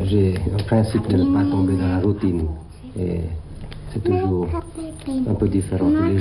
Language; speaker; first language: French; non-native, fluent; Thai